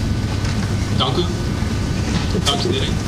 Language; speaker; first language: Dutch; non-native, fluent; Persian